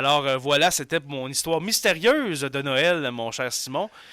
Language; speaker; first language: French; native; French